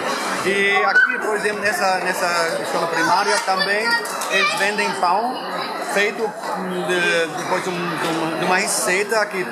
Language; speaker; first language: Portuguese; non-native, fluent; German